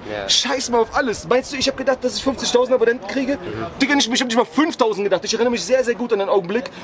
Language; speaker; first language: German; early bilingual, other home language; Ukrainian